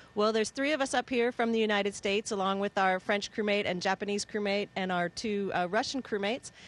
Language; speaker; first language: English; native; English